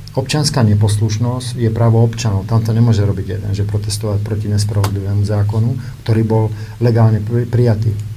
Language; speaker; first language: Slovak; native; Slovak